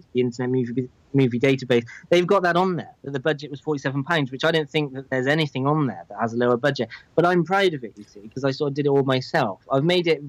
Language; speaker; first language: English; native; English